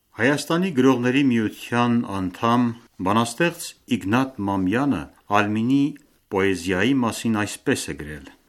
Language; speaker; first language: Armenian; early bilingual, heritage; Armenian